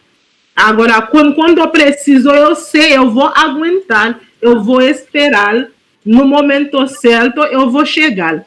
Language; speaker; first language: Portuguese; non-native, fluent; Haitian Creole